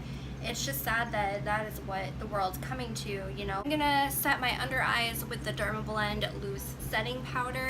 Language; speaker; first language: English; native; English